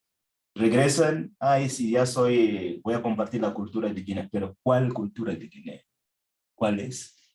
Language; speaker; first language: Spanish; non-native, fluent; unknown